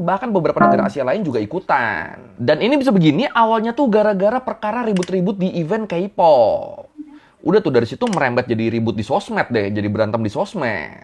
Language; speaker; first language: Indonesian; native; Indonesian